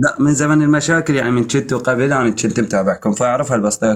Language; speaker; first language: Arabic; native; Arabic